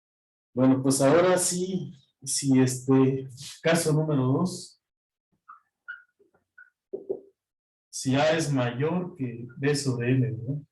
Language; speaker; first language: Spanish; native; Spanish